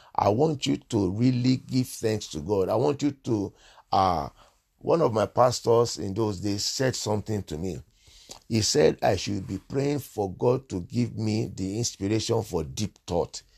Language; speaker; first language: English; non-native, local second language; Yoruba